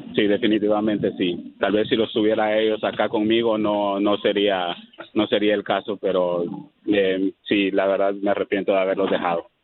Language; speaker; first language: Spanish; native; Spanish